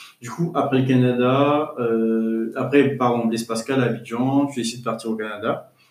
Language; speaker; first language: French; native; French